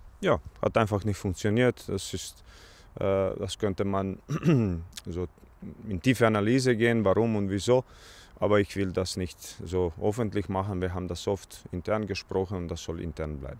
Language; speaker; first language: German; non-native, fluent; Croatian